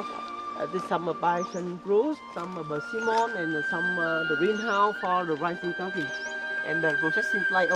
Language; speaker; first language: English; non-native, learner; Vietnamese